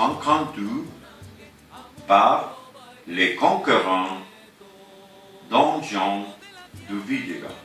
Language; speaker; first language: French; non-native, learner; Spanish